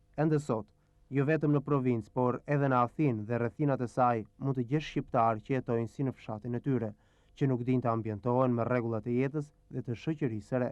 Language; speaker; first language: Albanian; native; Albanian